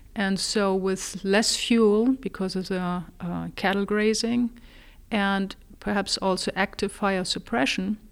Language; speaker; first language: English; non-native, fluent; German